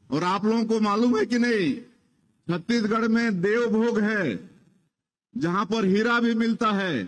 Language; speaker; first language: Hindi; native; Hindi